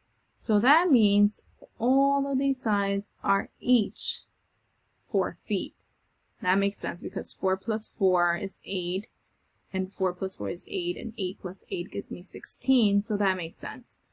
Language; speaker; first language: English; native; English